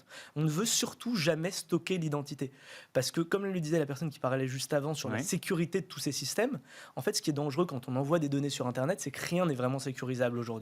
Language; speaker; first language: French; native; French